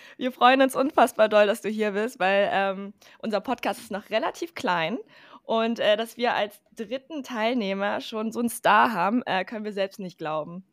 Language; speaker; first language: German; native; German